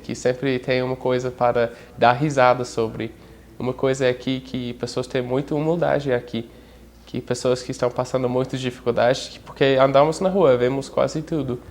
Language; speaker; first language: Portuguese; non-native, fluent; English